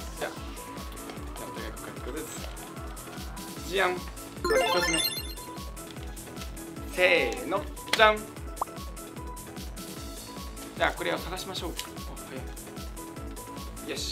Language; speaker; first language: Japanese; native; Japanese